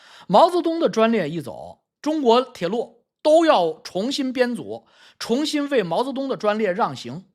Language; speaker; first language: Chinese; native; Chinese